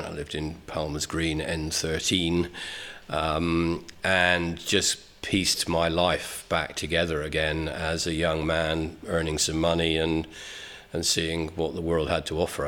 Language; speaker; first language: English; native; English